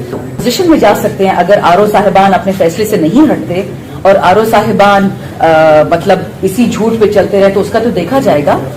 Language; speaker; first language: Urdu; non-native, local second language; Pashto